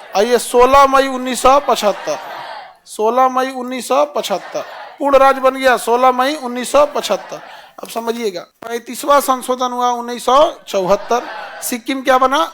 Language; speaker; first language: Hindi; native; Hindi